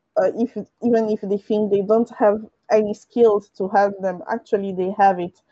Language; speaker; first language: English; early bilingual, other home language; French